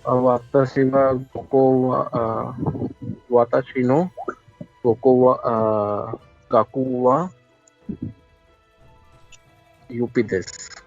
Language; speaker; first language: Japanese; non-native, learner; Hindi